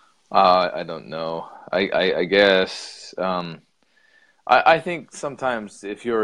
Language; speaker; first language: English; native; English